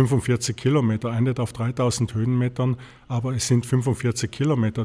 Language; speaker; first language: German; native; German